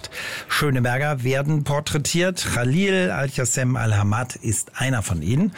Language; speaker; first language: German; native; German